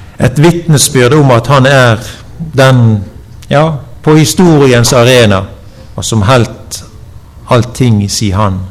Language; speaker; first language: Norwegian; native; Norwegian